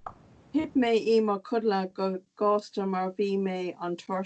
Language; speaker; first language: Irish; non-native, local second language; English